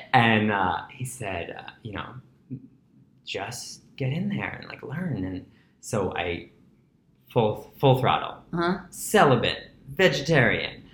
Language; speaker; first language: English; native; English